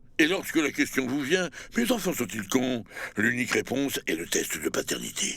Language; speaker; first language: French; native; French